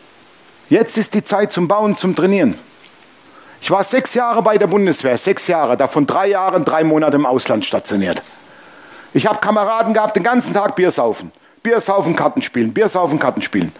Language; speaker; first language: German; native; German